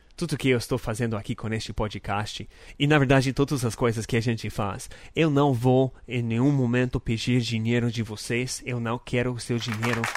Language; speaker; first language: Portuguese; non-native, fluent; English